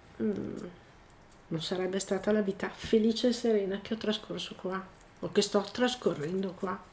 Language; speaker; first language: Italian; native; Italian